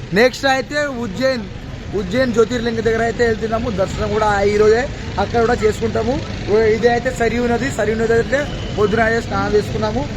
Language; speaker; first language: Telugu; native; Telugu